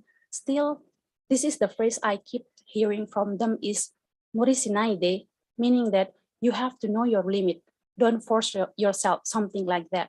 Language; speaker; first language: English; non-native, fluent; Indonesian